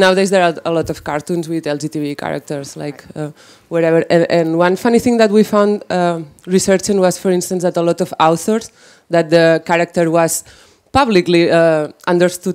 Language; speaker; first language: English; non-native, learner; Spanish